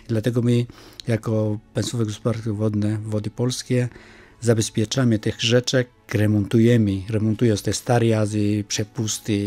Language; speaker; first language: Polish; non-native, fluent; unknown